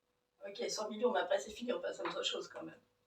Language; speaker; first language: French; native; French